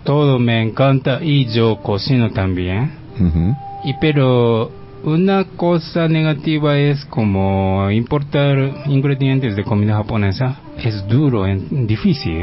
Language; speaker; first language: Spanish; non-native, fluent; Japanese